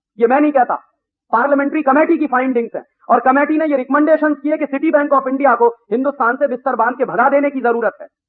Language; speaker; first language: Hindi; native; Hindi